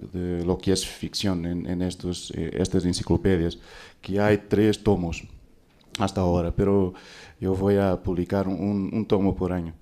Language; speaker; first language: Spanish; non-native, fluent; Portuguese